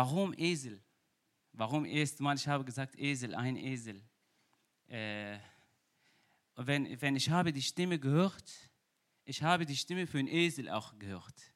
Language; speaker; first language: German; non-native, learner; Kurdish